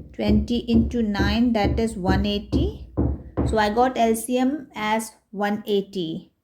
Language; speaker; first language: English; non-native, local second language; Hindi